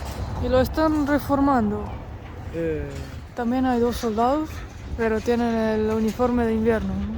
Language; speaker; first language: Spanish; non-native, fluent; Polish